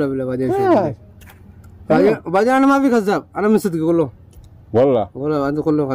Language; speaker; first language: Arabic; non-native, learner; Oromo